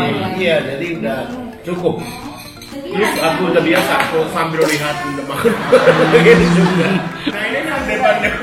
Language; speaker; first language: Indonesian; non-native, learner; Japanese